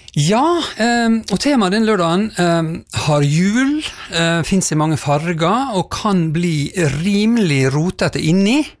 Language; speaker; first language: Norwegian; native; Norwegian